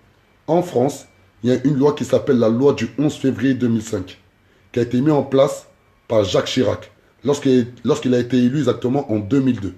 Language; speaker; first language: French; native; French